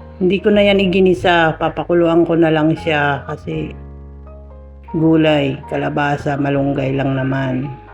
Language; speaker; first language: Filipino; non-native, local second language; Iloko